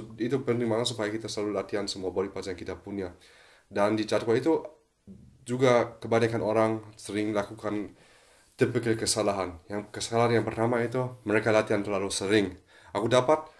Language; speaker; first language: Indonesian; non-native, fluent; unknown